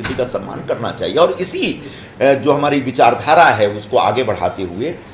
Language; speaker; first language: Hindi; non-native, local second language; Marathi